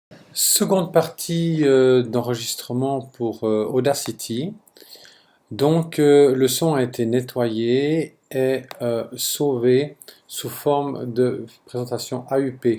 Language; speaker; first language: French; native; French